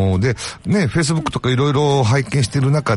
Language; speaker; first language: Japanese; native; Japanese